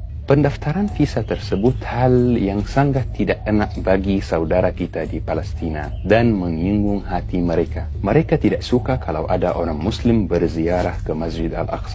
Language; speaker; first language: Indonesian; non-native, fluent; Arabic